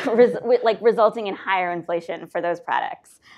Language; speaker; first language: English; native; English